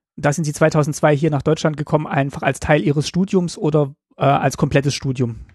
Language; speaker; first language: German; native; German